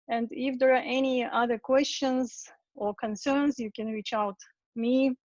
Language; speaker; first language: English; non-native, fluent; Russian